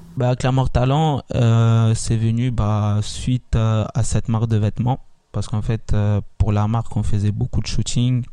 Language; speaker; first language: French; early bilingual, other home language; Italian